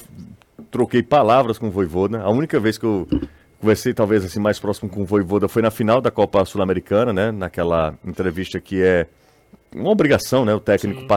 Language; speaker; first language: Portuguese; native; Portuguese